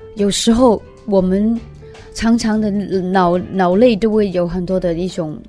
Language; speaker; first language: Chinese; non-native, fluent; Cantonese